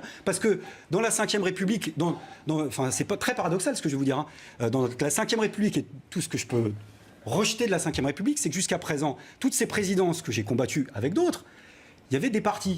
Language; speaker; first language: French; native; French